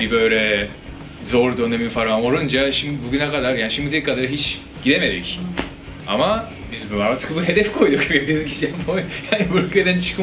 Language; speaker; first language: Turkish; non-native, fluent; Japanese